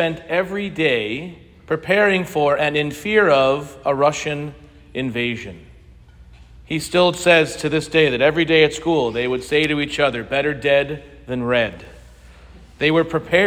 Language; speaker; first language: English; native; English